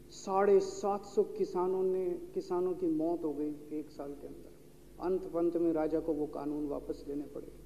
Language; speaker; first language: Hindi; native; Hindi